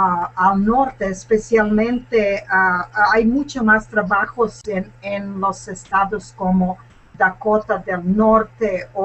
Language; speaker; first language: Spanish; non-native, learner; English